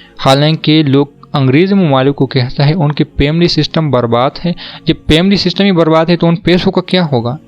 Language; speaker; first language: Urdu; non-native, local second language; Pashto